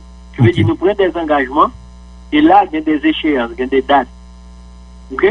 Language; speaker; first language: French; non-native, local second language; Haitian Creole